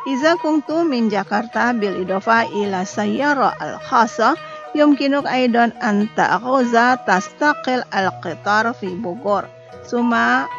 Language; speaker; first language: Arabic; non-native, fluent; Indonesian